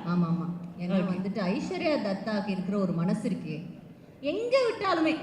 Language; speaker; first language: Tamil; native; Tamil